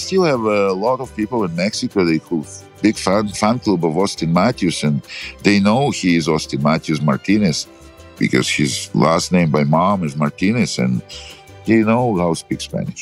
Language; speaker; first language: English; non-native, learner; Ukrainian